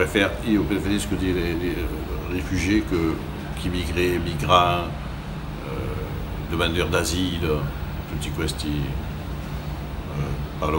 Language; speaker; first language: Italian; non-native, learner; French